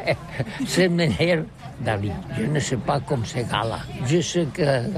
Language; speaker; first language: French; non-native, learner; Catalan